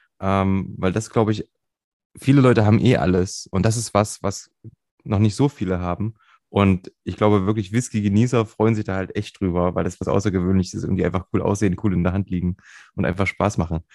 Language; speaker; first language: German; native; German